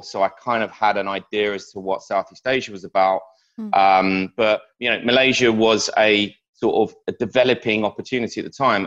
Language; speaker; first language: English; native; English